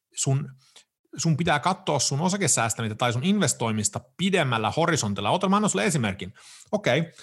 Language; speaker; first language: Finnish; early bilingual, heritage; Finnish